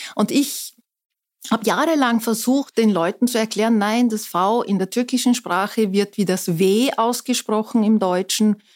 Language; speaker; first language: German; non-native, fluent; Turkish